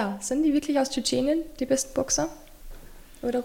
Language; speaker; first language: German; native; German